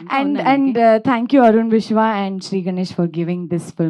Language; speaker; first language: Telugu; non-native, learner; Kannada